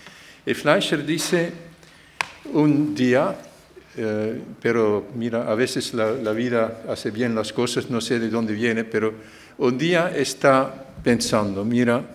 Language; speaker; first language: Spanish; non-native, fluent; Dutch